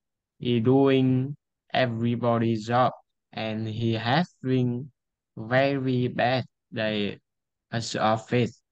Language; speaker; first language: English; non-native, learner; Vietnamese